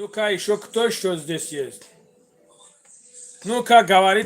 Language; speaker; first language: Russian; non-native, learner; Tajik